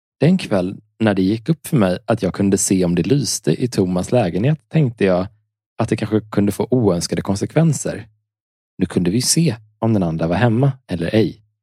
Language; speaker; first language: Swedish; native; Swedish